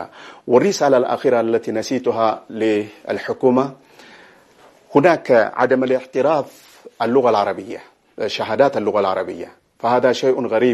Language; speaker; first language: Arabic; non-native, fluent; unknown